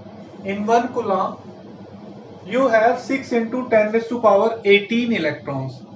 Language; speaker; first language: English; non-native, local second language; Hindi